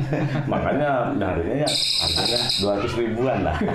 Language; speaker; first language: Indonesian; non-native, local second language; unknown